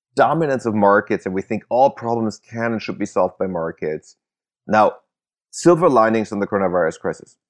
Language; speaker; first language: English; early bilingual, other home language; German